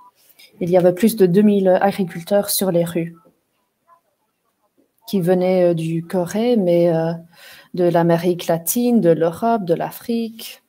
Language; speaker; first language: French; non-native, fluent; English